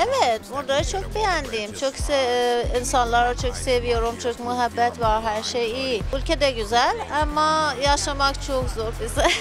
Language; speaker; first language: Turkish; non-native, local second language; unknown